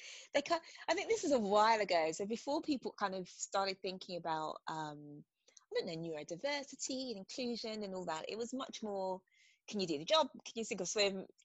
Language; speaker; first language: English; native; English